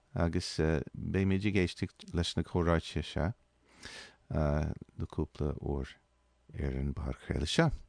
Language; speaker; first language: Irish; non-native, fluent; English